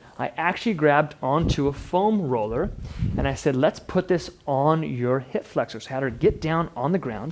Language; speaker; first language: English; native; English